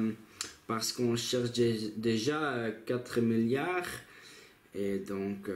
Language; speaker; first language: French; non-native, local second language; Dutch